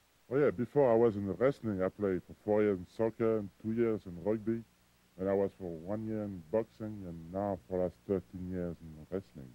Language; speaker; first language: English; non-native, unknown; French